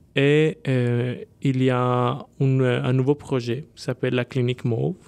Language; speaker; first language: French; non-native, fluent; Spanish